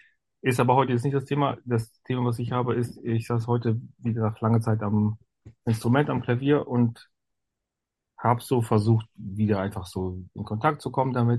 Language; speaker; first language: German; native; German